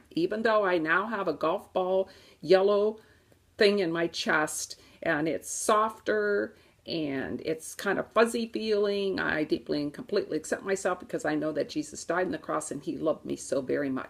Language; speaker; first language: English; native; English